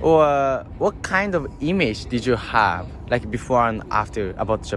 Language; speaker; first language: English; non-native, learner; Japanese